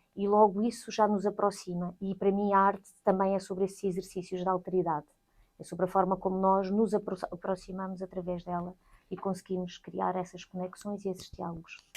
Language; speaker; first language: Portuguese; native; Portuguese